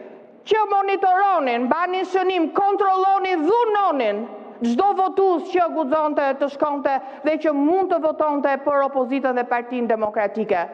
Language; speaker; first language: Albanian; native; Albanian